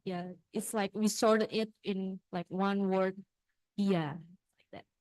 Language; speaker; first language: English; non-native, learner; Thai